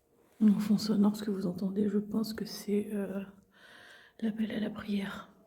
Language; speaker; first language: French; native; French